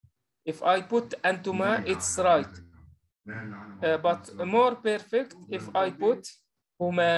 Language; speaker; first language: English; non-native, learner; Arabic